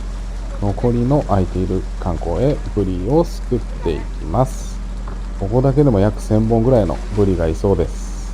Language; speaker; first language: Japanese; native; Japanese